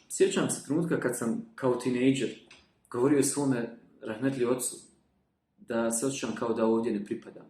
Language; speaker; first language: Bosnian; native; Bosnian